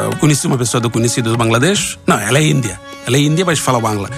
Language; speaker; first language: Portuguese; non-native, learner; Bangla